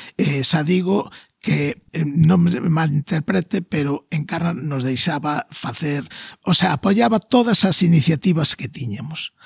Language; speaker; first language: Galician; non-native, local second language; Spanish